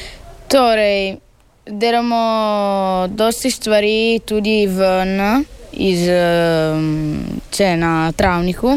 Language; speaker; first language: Slovenian; early bilingual, heritage; Italian